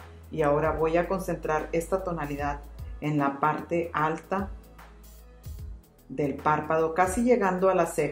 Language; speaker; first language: Spanish; native; Spanish